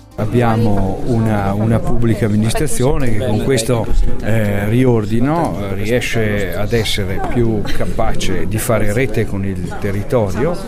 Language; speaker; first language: Italian; native; Italian